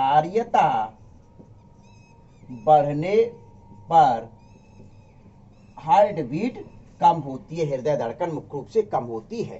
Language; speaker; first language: Hindi; native; Hindi